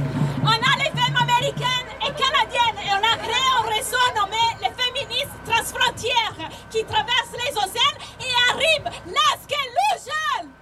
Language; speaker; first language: French; non-native, learner; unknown